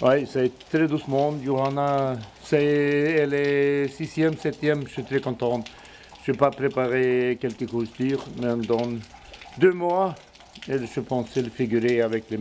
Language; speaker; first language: French; non-native, learner; Swedish